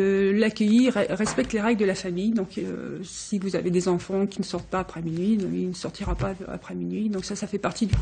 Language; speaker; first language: French; native; French